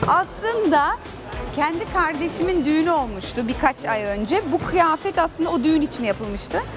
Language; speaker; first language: Turkish; early bilingual, heritage; Turkish